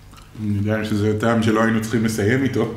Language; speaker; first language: Hebrew; native; Hebrew